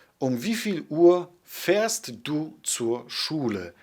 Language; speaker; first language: German; non-native, fluent; Polish